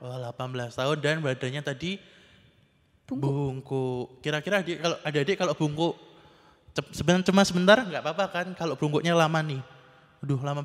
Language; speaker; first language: Indonesian; native; Indonesian